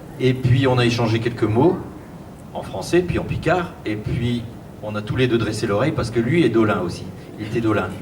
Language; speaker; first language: French; native; French